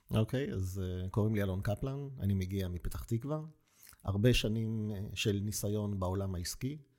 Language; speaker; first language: Hebrew; native; Hebrew